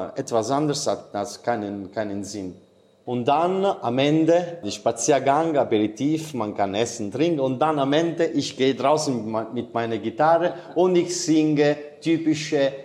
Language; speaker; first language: German; non-native, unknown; Italian